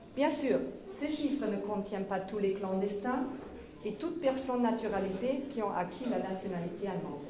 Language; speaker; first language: French; non-native, fluent; German